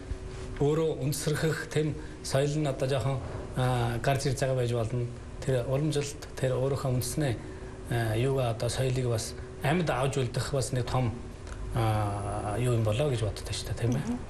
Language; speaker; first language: Mongolian; native; Mongolian